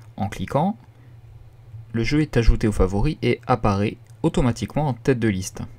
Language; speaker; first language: French; native; French